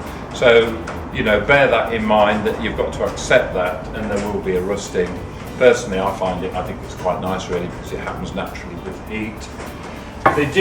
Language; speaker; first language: English; native; English